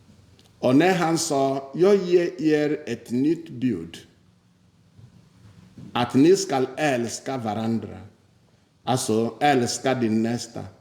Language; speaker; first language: Swedish; non-native, fluent; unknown